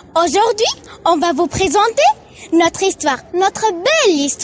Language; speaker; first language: French; non-native, learner; Arabic